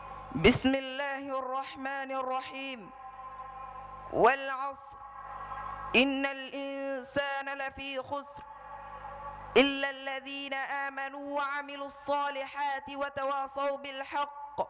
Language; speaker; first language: Arabic; non-native, learner; Bangla